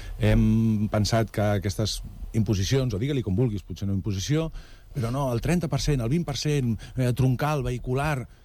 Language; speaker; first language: Catalan; native; Catalan